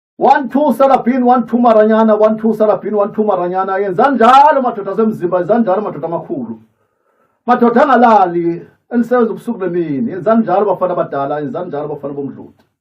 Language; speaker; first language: Zulu; native; Zulu